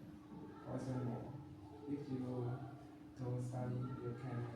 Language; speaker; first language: English; non-native, learner; Vietnamese